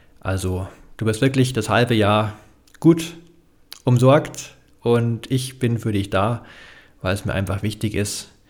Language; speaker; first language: German; native; German